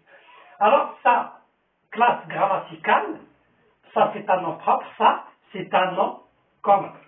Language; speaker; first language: French; non-native, local second language; Arabic